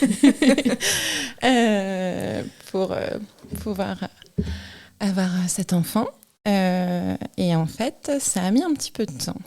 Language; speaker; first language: French; native; French